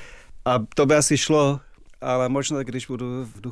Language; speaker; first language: Czech; non-native, fluent; English